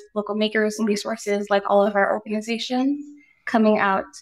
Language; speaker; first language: English; native; English